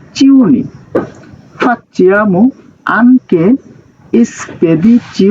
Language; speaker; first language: Italian; non-native, learner; Bangla